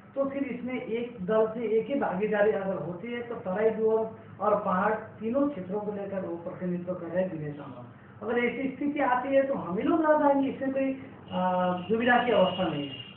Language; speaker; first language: Hindi; non-native, local second language; Nepali